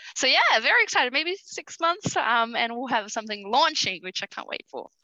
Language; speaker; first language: English; early bilingual, other home language; Portuguese